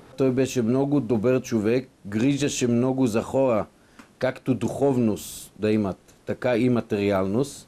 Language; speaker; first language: Bulgarian; non-native, fluent; Hebrew